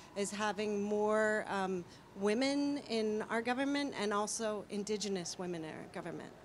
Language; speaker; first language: English; native; English